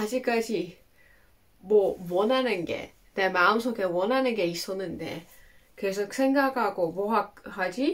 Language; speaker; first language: Korean; non-native, learner; Dutch